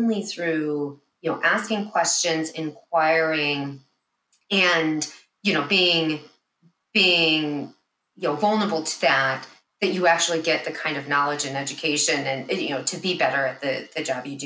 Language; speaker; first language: English; native; English